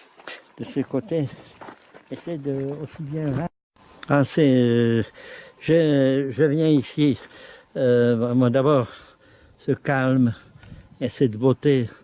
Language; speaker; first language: French; non-native, fluent; Czech